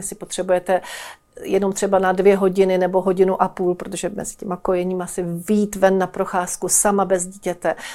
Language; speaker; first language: Czech; native; Czech